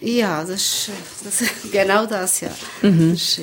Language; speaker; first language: German; non-native, learner; Bosnian